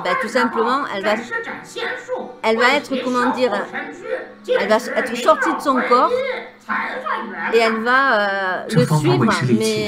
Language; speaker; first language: French; native; French